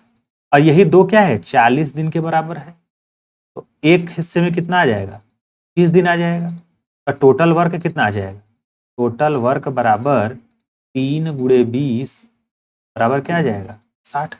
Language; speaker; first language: Hindi; native; Hindi